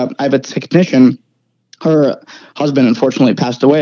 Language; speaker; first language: English; native; English